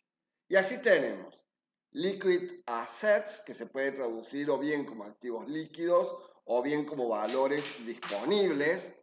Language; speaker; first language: Spanish; native; Spanish